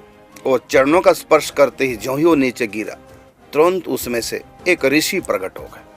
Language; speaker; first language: Hindi; native; Hindi